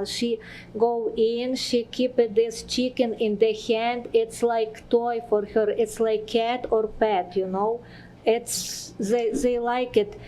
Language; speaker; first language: English; non-native, learner; Ukrainian